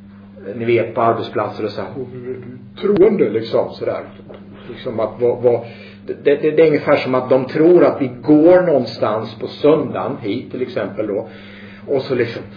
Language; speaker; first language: Swedish; native; Swedish